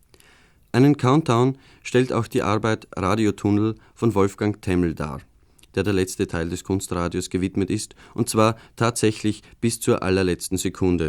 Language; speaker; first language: German; native; German